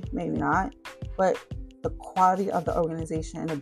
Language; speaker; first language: English; early bilingual, other home language; Spanish